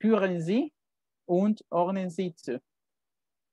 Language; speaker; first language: German; non-native, fluent; Spanish